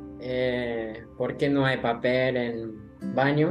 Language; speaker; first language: Spanish; non-native, learner; Japanese